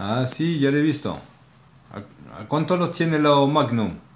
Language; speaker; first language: Spanish; non-native, learner; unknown